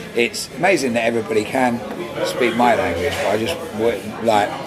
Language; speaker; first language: English; native; English